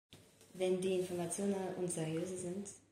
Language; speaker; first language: German; non-native, learner; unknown